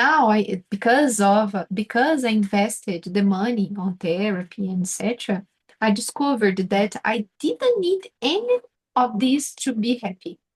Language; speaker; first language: English; non-native, fluent; Portuguese